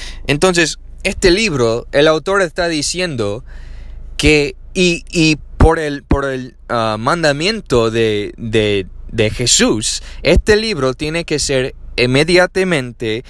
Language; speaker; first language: Spanish; non-native, learner; English